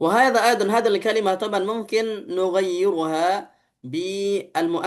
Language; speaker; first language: Arabic; non-native, fluent; Indonesian